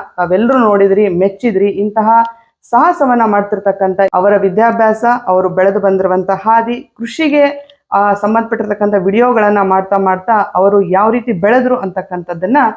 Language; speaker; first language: Kannada; native; Kannada